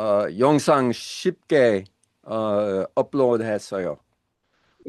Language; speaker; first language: Korean; non-native, learner; English